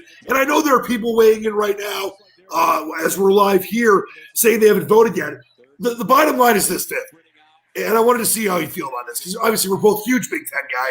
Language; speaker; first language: English; native; English